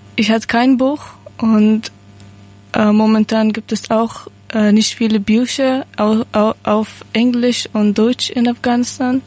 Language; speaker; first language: German; non-native, learner; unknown